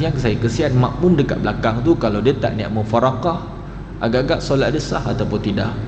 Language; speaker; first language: Malay; native; Malay